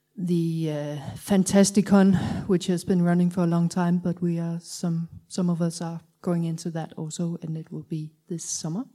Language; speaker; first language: English; non-native, fluent; Danish